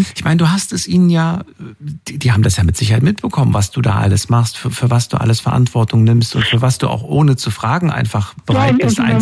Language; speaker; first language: German; native; German